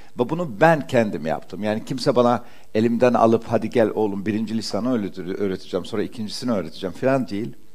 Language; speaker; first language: Turkish; early bilingual, heritage; Turkish